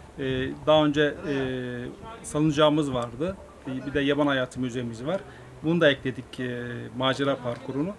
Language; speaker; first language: Turkish; native; Turkish